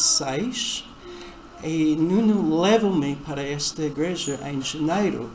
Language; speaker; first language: Portuguese; non-native, fluent; English